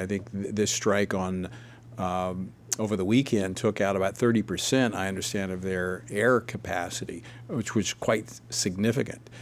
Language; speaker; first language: English; native; English